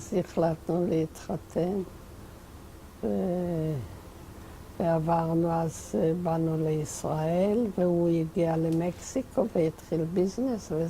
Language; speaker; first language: Hebrew; non-native, fluent; Yiddish